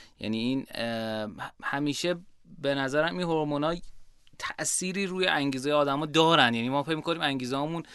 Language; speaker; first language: Persian; native; Persian